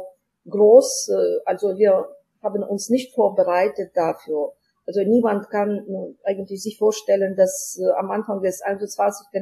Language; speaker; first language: German; non-native, fluent; Ukrainian